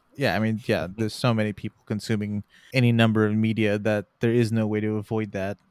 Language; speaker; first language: English; native; English